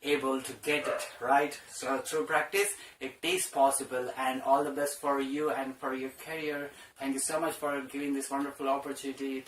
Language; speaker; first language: English; non-native, local second language; Telugu